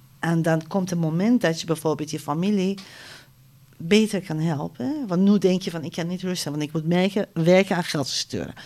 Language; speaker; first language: Dutch; non-native, fluent; Persian